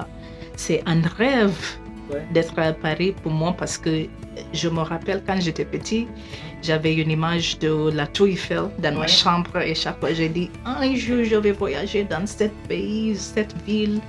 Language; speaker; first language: French; non-native, fluent; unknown